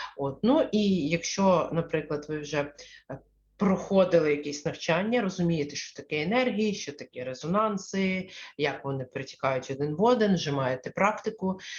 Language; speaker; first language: Ukrainian; non-native, local second language; Russian